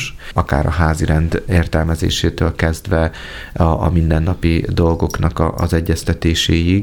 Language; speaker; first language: Hungarian; native; Hungarian